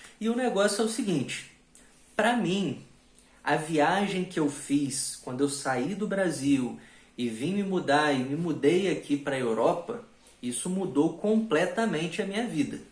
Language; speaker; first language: Portuguese; native; Portuguese